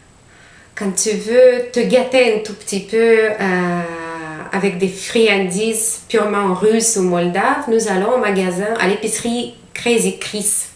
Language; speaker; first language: French; non-native, fluent; Romanian